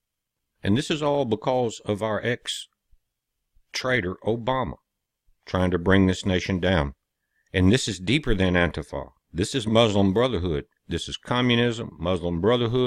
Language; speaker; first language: English; native; English